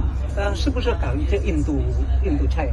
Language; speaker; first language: Chinese; non-native, learner; Indonesian